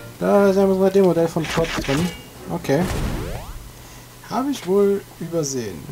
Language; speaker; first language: German; native; German